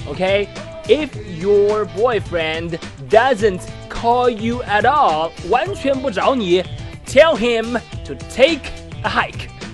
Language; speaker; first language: English; non-native, fluent; Chinese